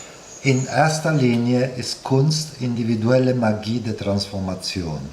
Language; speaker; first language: German; non-native, fluent; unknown